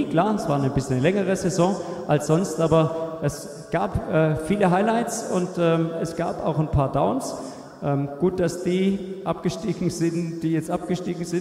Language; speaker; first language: German; native; German